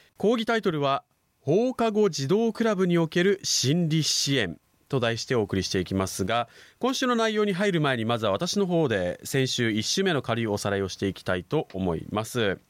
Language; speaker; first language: Japanese; native; Japanese